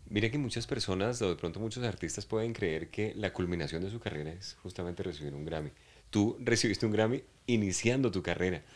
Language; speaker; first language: Spanish; native; Spanish